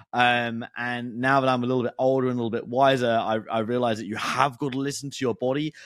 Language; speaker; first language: English; native; English